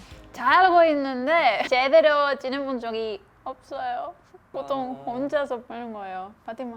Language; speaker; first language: Korean; non-native, fluent; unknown